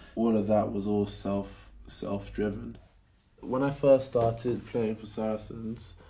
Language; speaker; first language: English; native; English